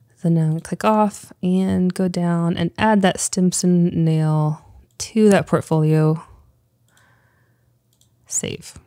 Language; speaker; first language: English; native; English